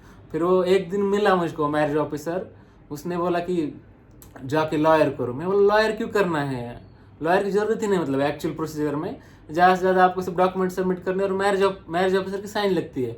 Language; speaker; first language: Hindi; non-native, local second language; Marathi